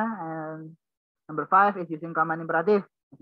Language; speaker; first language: English; non-native, learner; Indonesian